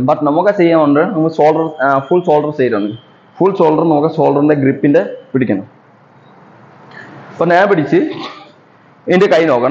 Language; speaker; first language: Malayalam; non-native, learner; Assamese